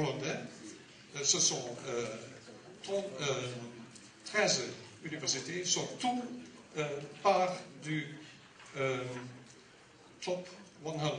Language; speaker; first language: French; non-native, learner; Dutch